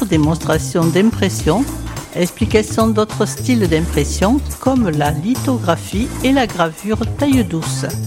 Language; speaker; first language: French; native; French